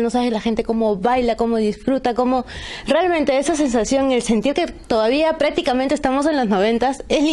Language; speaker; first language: Spanish; native; Spanish